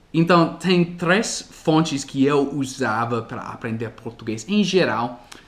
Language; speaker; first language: Portuguese; non-native, fluent; English